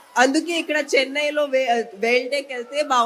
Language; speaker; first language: Telugu; non-native, fluent; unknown